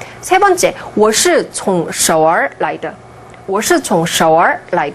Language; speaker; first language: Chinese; non-native, fluent; Korean